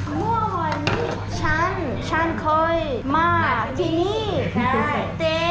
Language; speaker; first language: Thai; non-native, learner; Korean